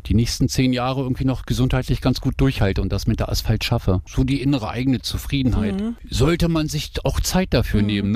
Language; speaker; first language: German; native; German